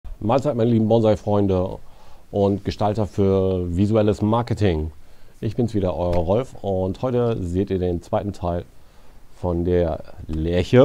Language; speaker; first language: German; native; German